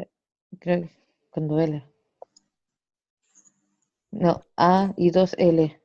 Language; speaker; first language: Spanish; native; Spanish